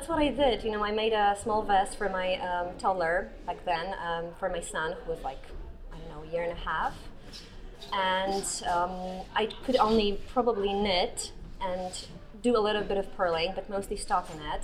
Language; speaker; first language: English; non-native, fluent; Polish